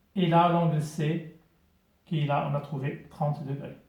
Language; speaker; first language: French; non-native, local second language; Arabic